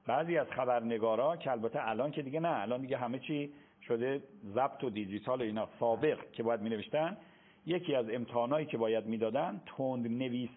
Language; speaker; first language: Persian; native; Persian